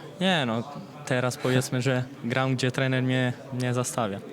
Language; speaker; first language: Polish; early bilingual, heritage; Polish